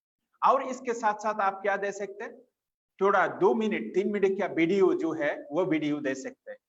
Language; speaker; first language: Hindi; non-native, fluent; Bangla